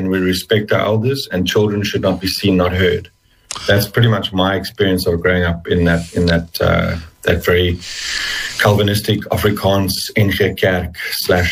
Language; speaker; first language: English; native; English